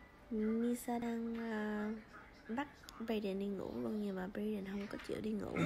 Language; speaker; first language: Vietnamese; early bilingual, heritage; Vietnamese